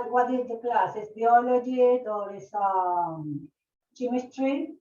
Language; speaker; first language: English; non-native, learner; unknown